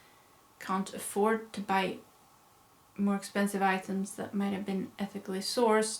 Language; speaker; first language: English; non-native, fluent; Swedish